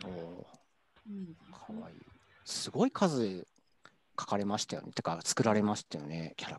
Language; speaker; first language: Japanese; native; Japanese